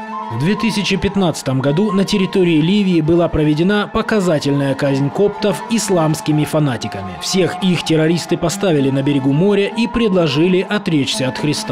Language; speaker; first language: Russian; native; Russian